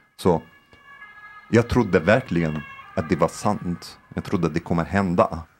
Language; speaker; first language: Swedish; non-native, fluent; Arabic